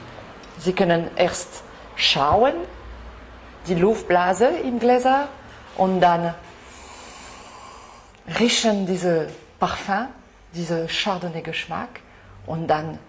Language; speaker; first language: German; non-native, learner; French